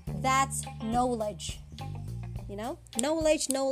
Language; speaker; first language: English; non-native, fluent; Indonesian